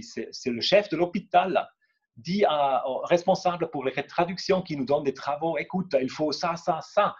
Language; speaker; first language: French; non-native, local second language; German